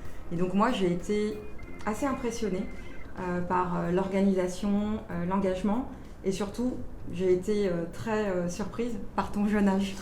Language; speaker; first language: French; native; French